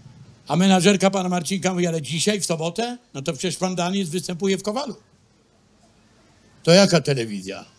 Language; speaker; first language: Polish; native; Polish